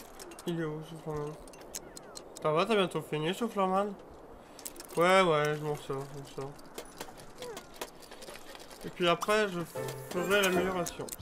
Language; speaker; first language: French; native; French